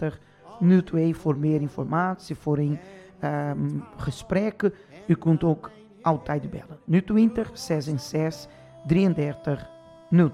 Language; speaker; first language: Dutch; non-native, fluent; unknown